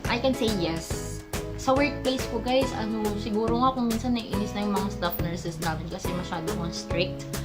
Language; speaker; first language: Filipino; non-native, local second language; Iloko